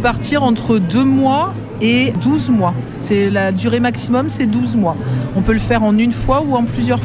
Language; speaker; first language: French; native; French